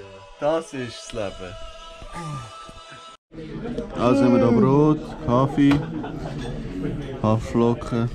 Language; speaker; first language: German; native; German